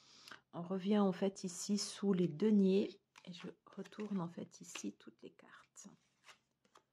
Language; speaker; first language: French; native; French